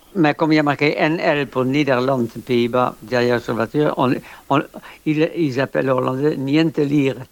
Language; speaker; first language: French; non-native, fluent; Dutch